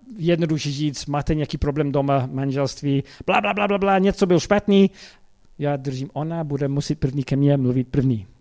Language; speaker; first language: Czech; non-native, fluent; English